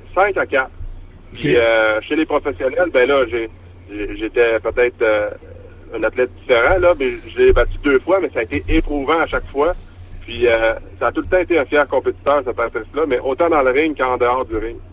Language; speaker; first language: French; native; French